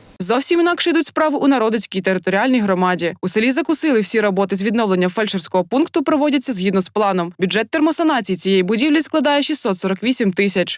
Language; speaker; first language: Ukrainian; native; Ukrainian